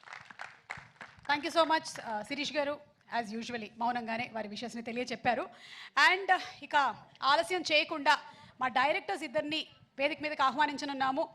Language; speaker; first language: Telugu; native; Telugu